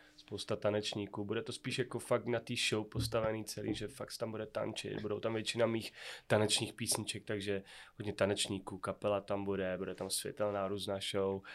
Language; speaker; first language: Czech; native; Czech